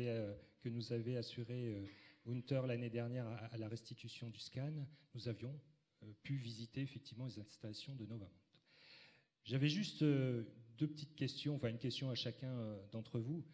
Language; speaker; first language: French; native; French